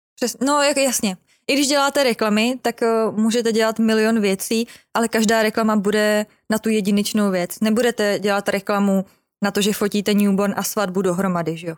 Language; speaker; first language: Czech; native; Czech